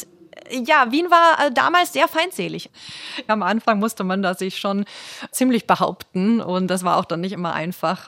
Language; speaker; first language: German; native; German